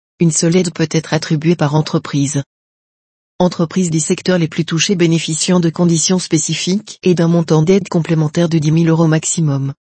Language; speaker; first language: French; native; French